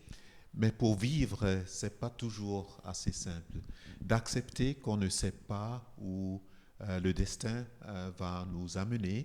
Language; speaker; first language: French; non-native, fluent; Igbo